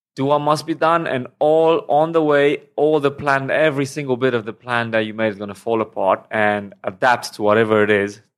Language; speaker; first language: English; non-native, fluent; Romanian